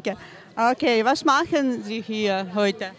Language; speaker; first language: German; non-native, learner; Ukrainian